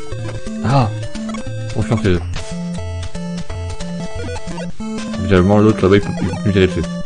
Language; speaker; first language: French; native; French